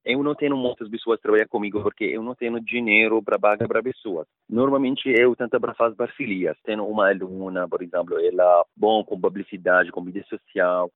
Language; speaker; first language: Portuguese; non-native, learner; Arabic